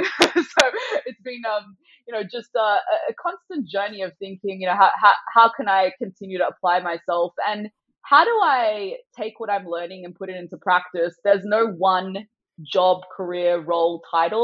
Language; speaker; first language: English; non-native, local second language; Persian